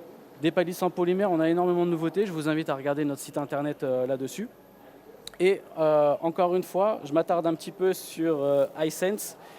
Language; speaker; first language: French; native; French